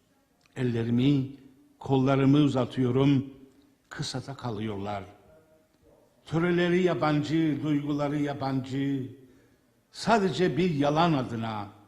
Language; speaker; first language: Turkish; native; Turkish